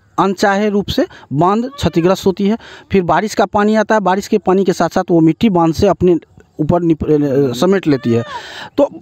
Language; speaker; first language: Hindi; native; Hindi